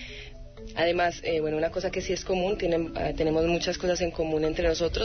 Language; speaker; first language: Spanish; native; Spanish